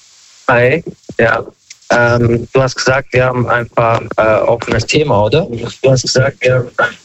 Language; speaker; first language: German; non-native, local second language; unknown